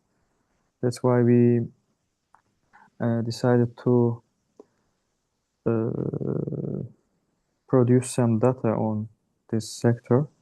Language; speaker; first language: English; non-native, learner; Turkish